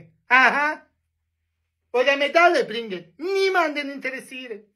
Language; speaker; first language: German; non-native, learner; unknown